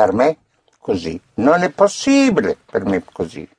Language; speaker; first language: Italian; non-native, fluent; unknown